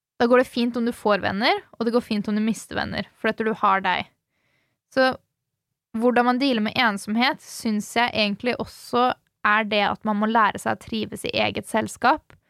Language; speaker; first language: Norwegian; early bilingual, other home language; Swedish